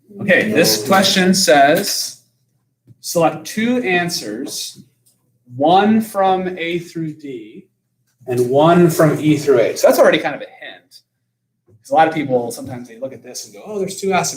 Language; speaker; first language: English; native; English